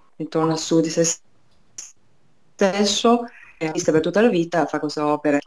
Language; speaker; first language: Italian; non-native, fluent; Chinese